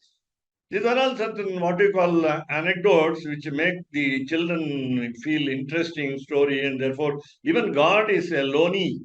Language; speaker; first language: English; non-native, local second language; Tamil